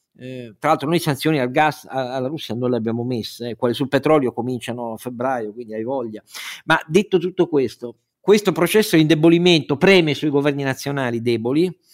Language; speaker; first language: Italian; native; Italian